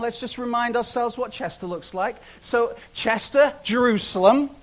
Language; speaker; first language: English; native; English